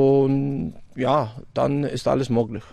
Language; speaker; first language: German; non-native, fluent; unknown